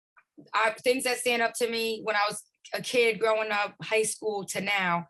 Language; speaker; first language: English; native; English